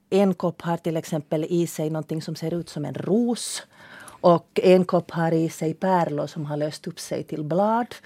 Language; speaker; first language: Swedish; native; Swedish